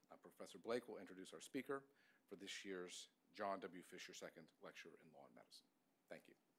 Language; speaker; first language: English; native; English